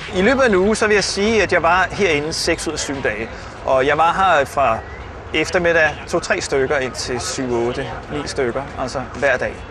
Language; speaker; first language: Danish; native; Danish